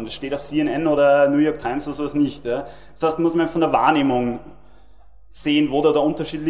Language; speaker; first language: German; native; German